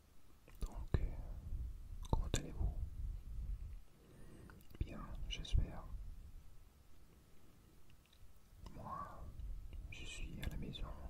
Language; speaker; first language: French; non-native, learner; English